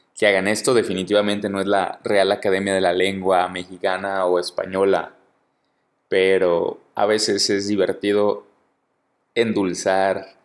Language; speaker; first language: Spanish; native; Spanish